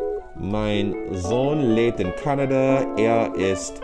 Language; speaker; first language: German; non-native, learner; English